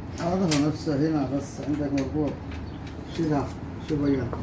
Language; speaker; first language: Arabic; non-native, learner; Urdu